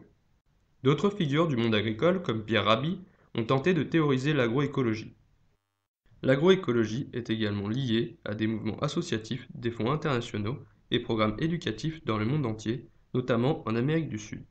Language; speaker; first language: French; native; French